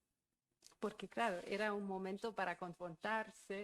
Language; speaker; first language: Spanish; non-native, fluent; German